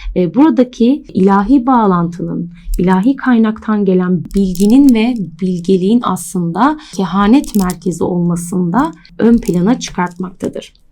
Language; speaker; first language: Turkish; native; Turkish